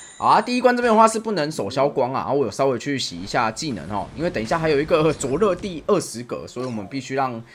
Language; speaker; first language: Chinese; native; Chinese